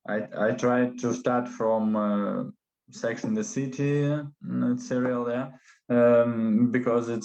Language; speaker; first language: English; non-native, learner; Russian